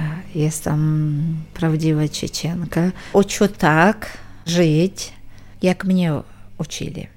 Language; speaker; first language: Polish; non-native, fluent; Chechen